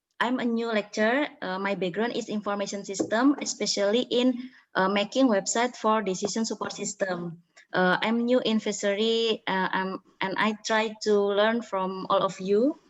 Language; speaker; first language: English; non-native, learner; Indonesian